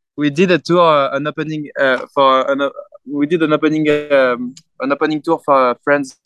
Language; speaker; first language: English; non-native, fluent; French